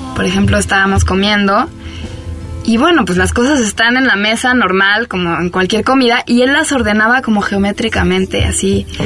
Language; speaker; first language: Spanish; non-native, fluent; French